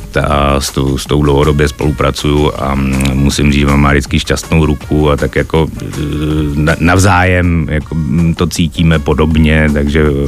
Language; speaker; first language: Czech; native; Czech